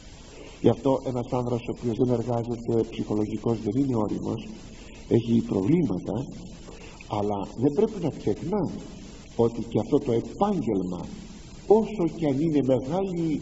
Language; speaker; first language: Greek; native; Greek